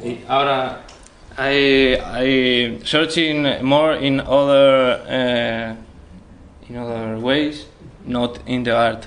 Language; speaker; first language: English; non-native, learner; Spanish